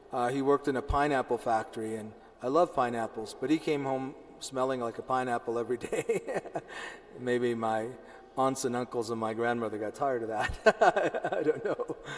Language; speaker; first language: English; early bilingual, other home language; Spanish